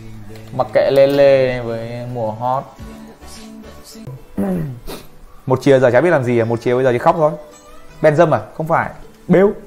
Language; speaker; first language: Vietnamese; native; Vietnamese